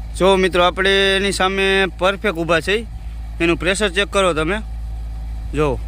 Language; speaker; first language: Gujarati; native; Gujarati